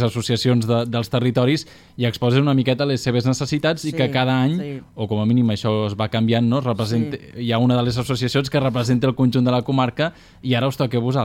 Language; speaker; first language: Catalan; native; Catalan